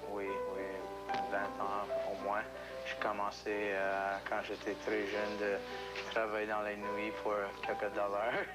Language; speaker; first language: French; non-native, local second language; English